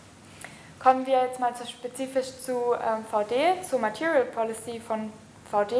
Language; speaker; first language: German; native; German